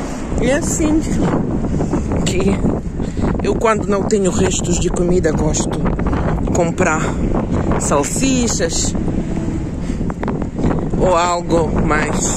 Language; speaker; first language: Portuguese; non-native, learner; Ukrainian